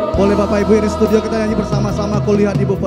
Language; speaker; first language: Indonesian; native; Indonesian